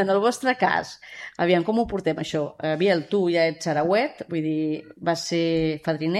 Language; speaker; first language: Catalan; native; Catalan